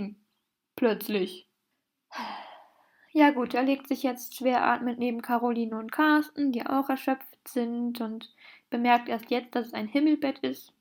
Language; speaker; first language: German; native; German